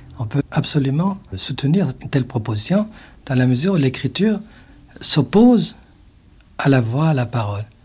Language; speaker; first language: French; non-native, local second language; Arabic